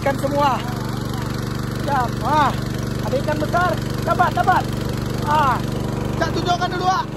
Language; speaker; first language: Indonesian; native; Indonesian